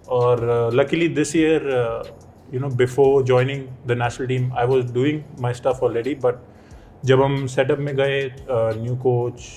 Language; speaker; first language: English; non-native, local second language; Punjabi